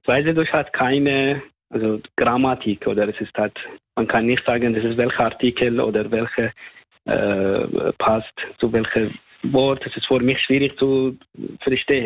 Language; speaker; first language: German; non-native, fluent; Persian